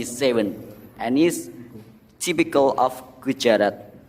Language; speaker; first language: English; non-native, learner; Indonesian